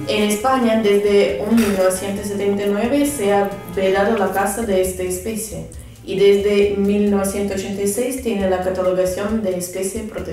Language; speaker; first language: Spanish; non-native, learner; Russian